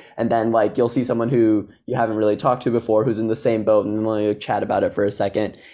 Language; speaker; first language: English; native; English